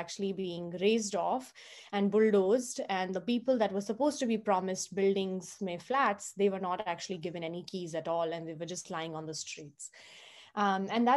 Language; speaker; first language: English; non-native, local second language; Hindi